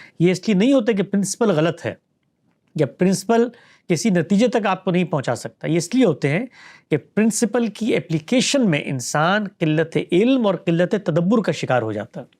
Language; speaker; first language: Urdu; native; Urdu